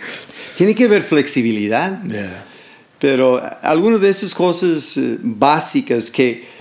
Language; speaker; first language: Spanish; non-native, fluent; English